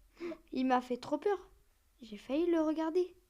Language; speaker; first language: French; native; French